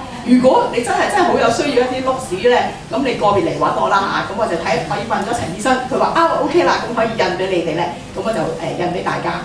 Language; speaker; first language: Cantonese; native; Cantonese